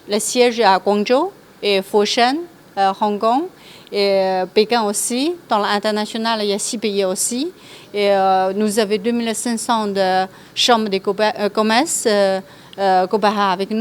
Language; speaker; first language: French; non-native, learner; Chinese